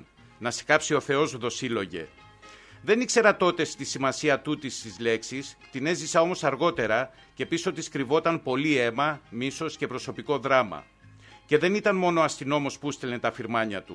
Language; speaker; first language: Greek; native; Greek